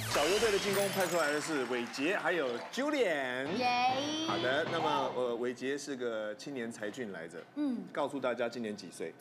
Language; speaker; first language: Chinese; native; Chinese